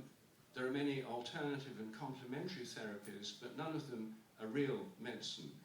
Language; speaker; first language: English; native; English